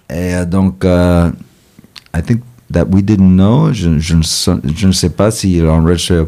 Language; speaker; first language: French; non-native, fluent; English